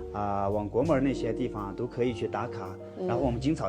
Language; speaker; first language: Chinese; non-native, local second language; Tajik